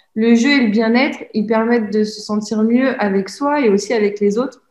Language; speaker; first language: French; native; French